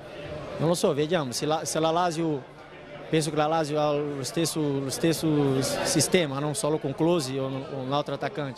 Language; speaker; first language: Italian; non-native, fluent; Portuguese